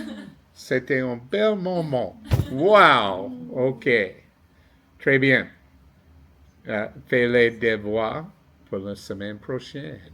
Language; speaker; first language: French; non-native, learner; English